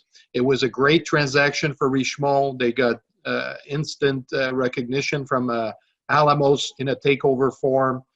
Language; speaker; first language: English; non-native, local second language; French